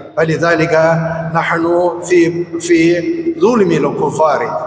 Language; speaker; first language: Arabic; non-native, fluent; Chinese